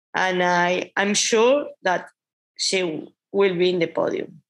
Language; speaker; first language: English; non-native, learner; Spanish